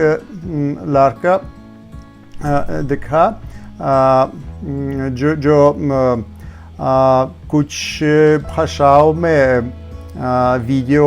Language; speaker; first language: Hindi; non-native, learner; Russian